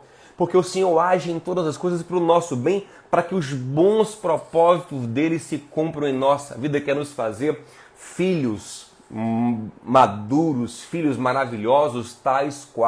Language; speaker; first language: Portuguese; native; Portuguese